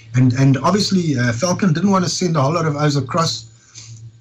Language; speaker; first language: English; native; English